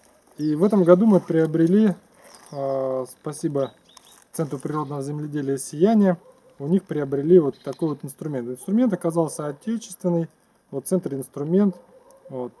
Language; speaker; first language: Russian; native; Russian